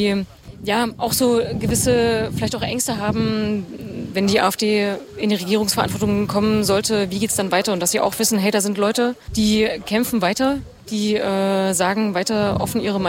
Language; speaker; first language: German; native; German